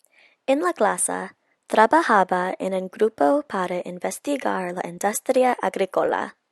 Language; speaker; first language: Spanish; non-native, learner; English